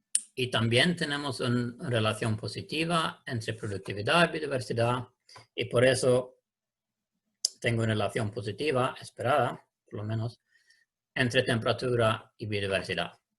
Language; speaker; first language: Spanish; non-native, learner; Swedish